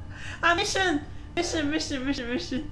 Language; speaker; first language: Korean; non-native, learner; Cantonese